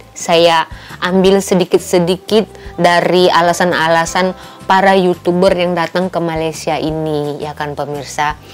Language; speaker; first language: Indonesian; native; Indonesian